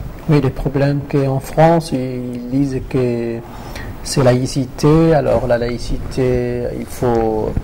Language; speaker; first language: French; non-native, fluent; Arabic